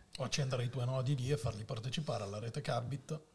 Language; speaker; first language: Italian; native; Italian